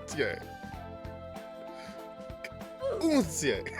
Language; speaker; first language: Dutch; non-native, learner; English